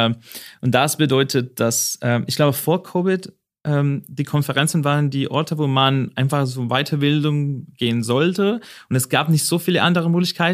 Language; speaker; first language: German; non-native, fluent; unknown